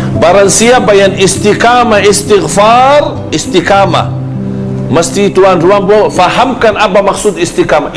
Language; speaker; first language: Malay; non-native, fluent; Arabic